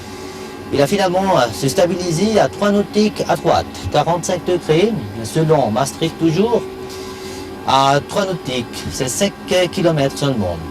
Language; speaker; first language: French; non-native, local second language; German